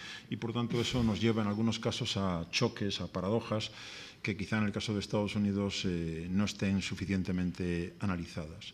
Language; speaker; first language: Spanish; native; Spanish